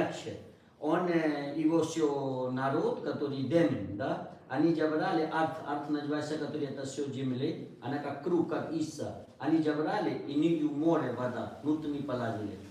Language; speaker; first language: Russian; non-native, learner; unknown